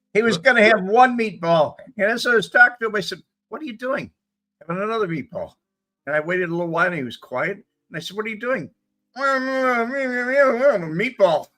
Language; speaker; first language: English; native; English